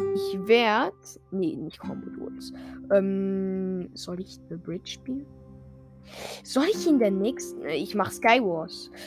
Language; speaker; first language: German; non-native, fluent; French